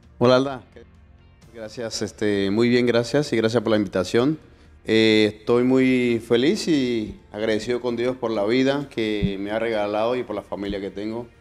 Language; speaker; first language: Spanish; native; Spanish